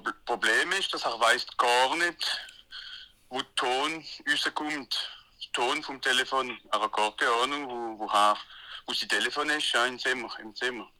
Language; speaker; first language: German; non-native, learner; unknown